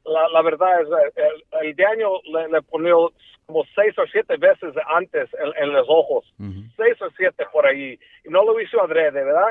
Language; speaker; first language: Spanish; early bilingual, heritage; Spanish